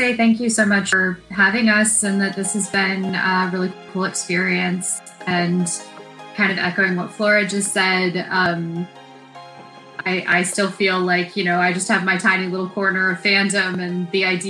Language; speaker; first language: English; native; English